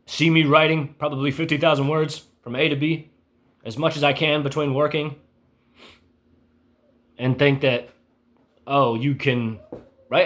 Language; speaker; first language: English; native; English